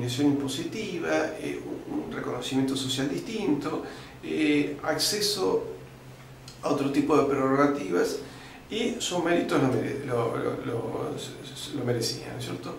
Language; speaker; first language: Spanish; native; Spanish